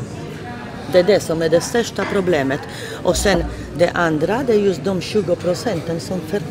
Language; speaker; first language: Swedish; non-native, fluent; Polish